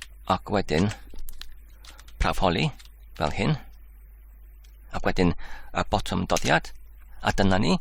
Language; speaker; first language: Welsh; non-native, learner; English